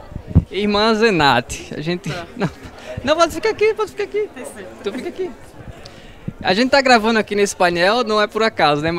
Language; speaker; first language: Portuguese; native; Portuguese